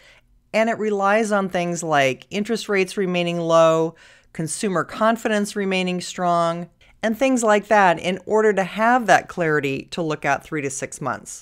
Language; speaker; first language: English; native; English